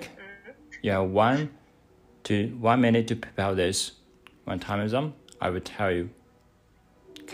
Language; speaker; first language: English; non-native, learner; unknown